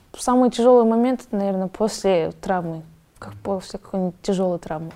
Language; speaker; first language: Russian; non-native, local second language; Kazakh